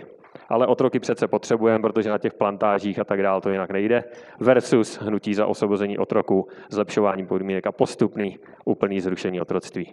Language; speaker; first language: Czech; native; Czech